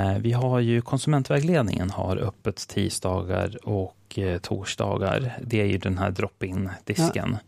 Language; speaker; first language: Swedish; early bilingual, other home language; Serbian